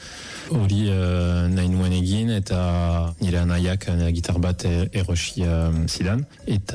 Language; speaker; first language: Basque; non-native, fluent; Italian